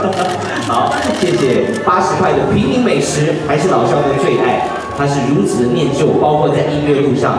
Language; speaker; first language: Chinese; native; Chinese